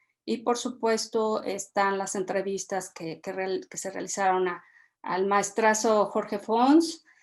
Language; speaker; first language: Spanish; native; Spanish